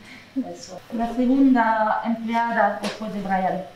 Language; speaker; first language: Spanish; non-native, learner; French